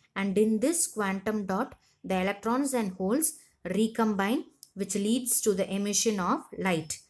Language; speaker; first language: English; non-native, local second language; Tamil